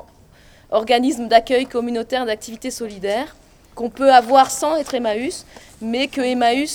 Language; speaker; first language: French; native; French